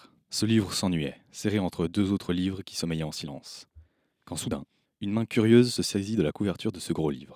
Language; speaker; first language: French; native; French